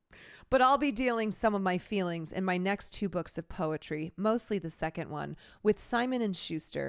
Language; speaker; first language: English; native; English